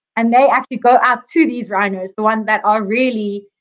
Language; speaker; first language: English; native; English